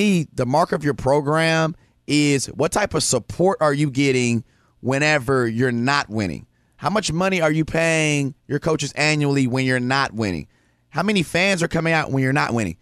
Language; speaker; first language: English; native; English